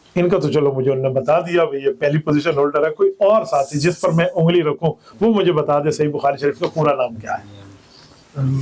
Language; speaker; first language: Urdu; non-native, local second language; Punjabi